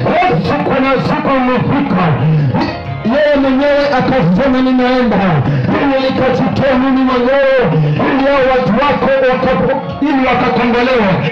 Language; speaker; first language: Swahili; non-native, local second language; Kamba